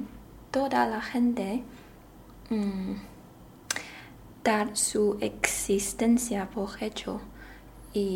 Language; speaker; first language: Spanish; non-native, learner; Chinese